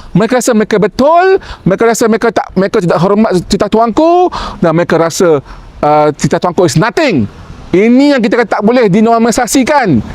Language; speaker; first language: Malay; native; Malay